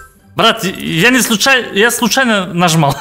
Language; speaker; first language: Russian; non-native, local second language; Uzbek